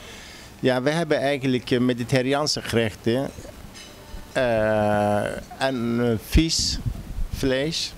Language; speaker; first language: Dutch; non-native, fluent; Turkish